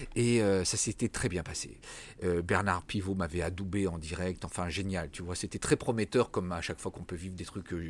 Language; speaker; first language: French; native; French